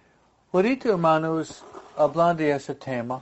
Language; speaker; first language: Spanish; non-native, fluent; English